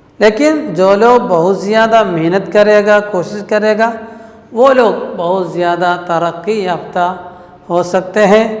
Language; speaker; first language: Urdu; non-native, local second language; Malayalam